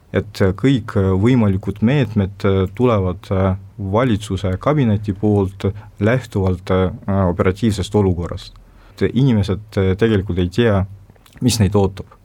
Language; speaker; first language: Estonian; non-native, local second language; Russian